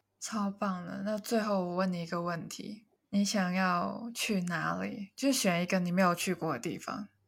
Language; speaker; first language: Chinese; non-native, local second language; Cantonese